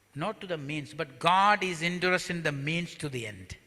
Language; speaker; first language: English; non-native, local second language; Malayalam